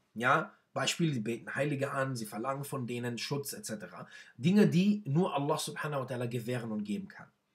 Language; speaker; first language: German; non-native, fluent; Arabic